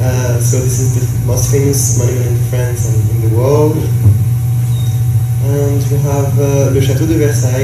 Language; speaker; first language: English; non-native, learner; French